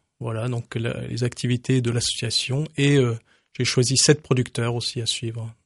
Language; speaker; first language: French; early bilingual, heritage; English